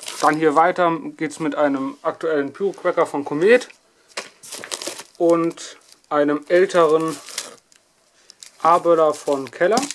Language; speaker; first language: German; native; German